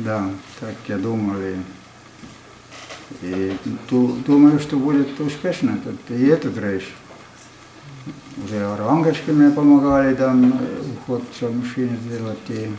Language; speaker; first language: Russian; non-native, fluent; Estonian